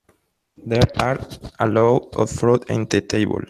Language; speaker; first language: English; non-native, learner; Spanish